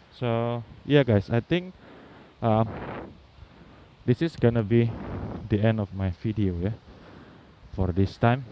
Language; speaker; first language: English; non-native, learner; Indonesian